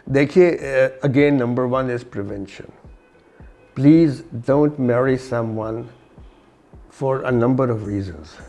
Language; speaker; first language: English; non-native, local second language; Urdu